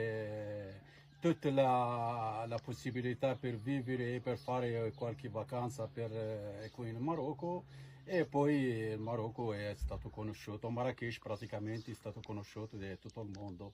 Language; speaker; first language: Italian; non-native, fluent; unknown